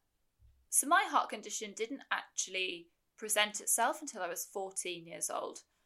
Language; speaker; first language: English; native; English